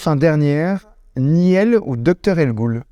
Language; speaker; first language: French; native; French